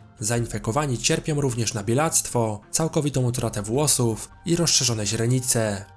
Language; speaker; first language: Polish; native; Polish